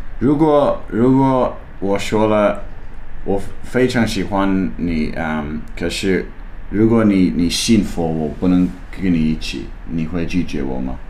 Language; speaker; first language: Chinese; non-native, learner; English